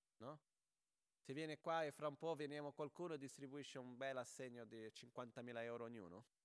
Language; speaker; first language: Italian; non-native, fluent; Portuguese